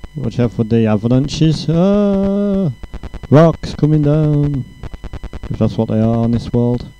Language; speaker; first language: English; native; English